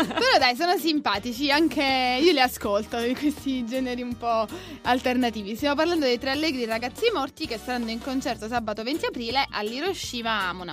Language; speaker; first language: Italian; native; Italian